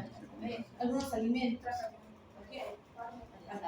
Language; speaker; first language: Spanish; native; Spanish